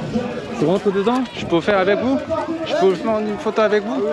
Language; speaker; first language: French; non-native, learner; Korean